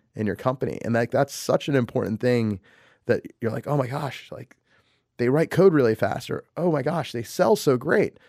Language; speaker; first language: English; native; English